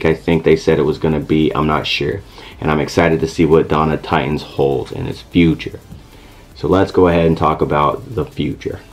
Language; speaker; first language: English; native; English